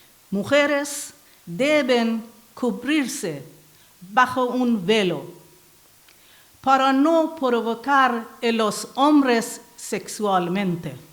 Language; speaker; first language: Spanish; non-native, learner; Persian